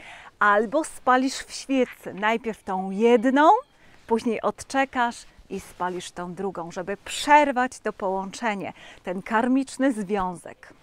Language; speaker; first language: Polish; native; Polish